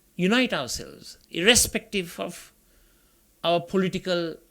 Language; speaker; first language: English; non-native, local second language; Sinhala